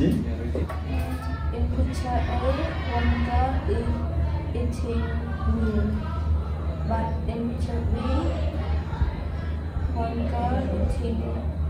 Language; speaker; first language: English; non-native, learner; Khmer